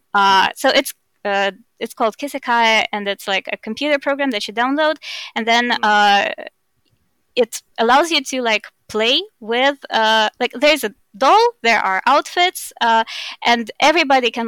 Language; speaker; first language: English; non-native, fluent; Russian